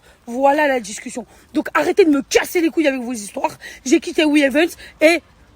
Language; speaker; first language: French; native; French